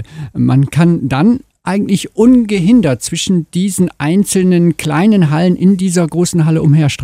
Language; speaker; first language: German; native; German